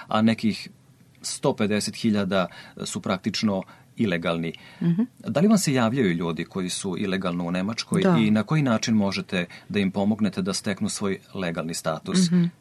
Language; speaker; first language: Serbian; native; Serbian